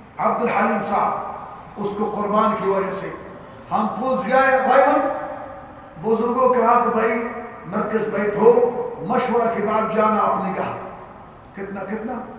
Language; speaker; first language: Urdu; non-native, learner; Arabic